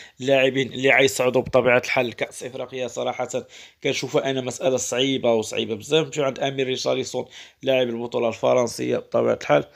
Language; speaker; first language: Arabic; native; Arabic